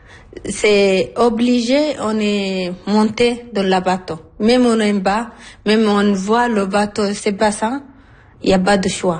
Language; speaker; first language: French; non-native, learner; Arabic